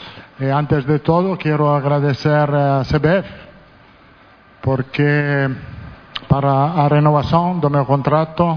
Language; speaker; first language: Portuguese; non-native, fluent; Italian